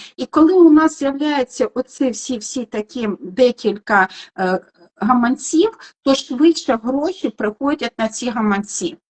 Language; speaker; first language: Ukrainian; non-native, local second language; Russian